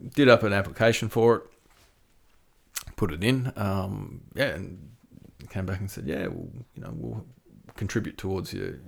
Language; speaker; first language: English; native; English